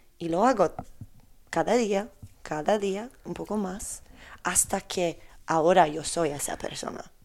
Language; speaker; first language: Spanish; non-native, learner; Polish